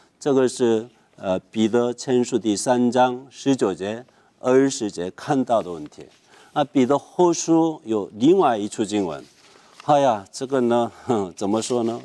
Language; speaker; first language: Chinese; non-native, fluent; Korean